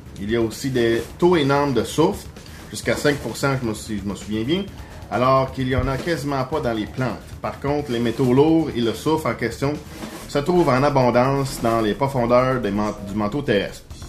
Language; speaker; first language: French; native; French